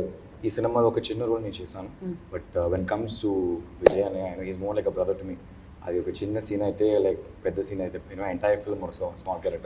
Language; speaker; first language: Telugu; non-native, learner; Tamil